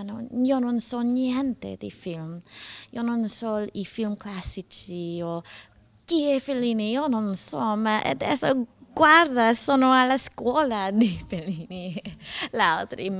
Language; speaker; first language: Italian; non-native, learner; English